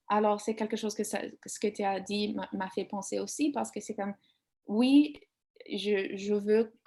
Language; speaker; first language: French; non-native, learner; English